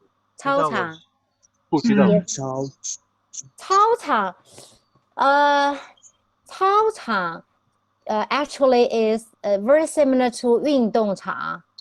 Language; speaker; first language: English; non-native, fluent; Chinese